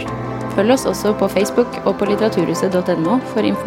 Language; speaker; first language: Norwegian; native; Norwegian